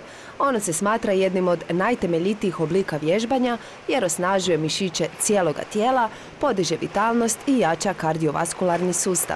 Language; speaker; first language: Croatian; native; Croatian